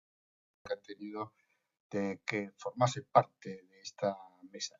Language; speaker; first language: Spanish; native; Spanish